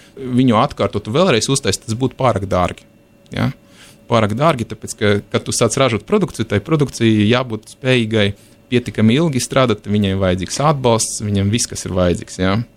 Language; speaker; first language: Latvian; non-native, local second language; Russian